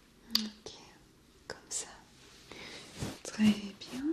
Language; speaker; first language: French; non-native, fluent; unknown